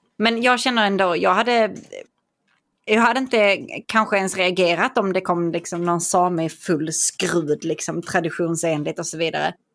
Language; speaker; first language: Swedish; native; Swedish